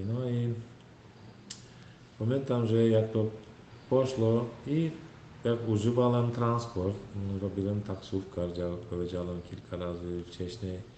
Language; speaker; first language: Polish; non-native, learner; Turkmen